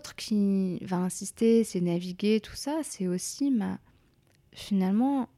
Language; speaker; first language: French; native; French